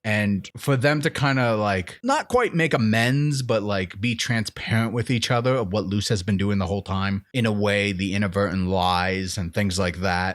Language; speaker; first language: English; native; English